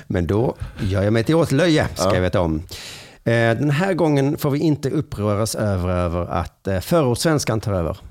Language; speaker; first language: Swedish; native; Swedish